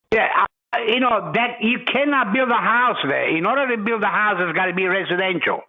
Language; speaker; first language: English; non-native, fluent; Italian